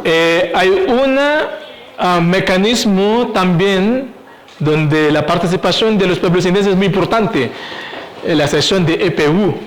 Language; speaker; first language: Spanish; non-native, fluent; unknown